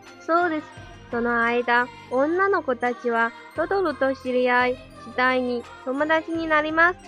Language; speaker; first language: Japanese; non-native, learner; Chinese